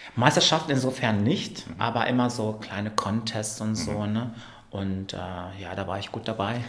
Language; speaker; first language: German; early bilingual, other home language; Vietnamese